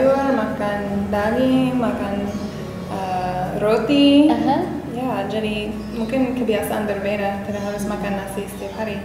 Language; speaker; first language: Indonesian; non-native, fluent; English